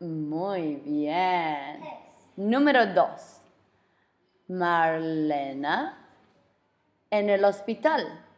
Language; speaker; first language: Spanish; non-native, fluent; English